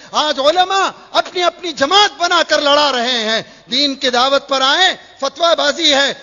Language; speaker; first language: Urdu; native; Urdu